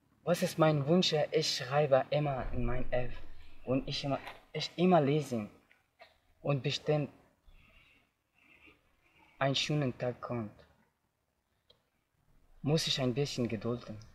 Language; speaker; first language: German; non-native, learner; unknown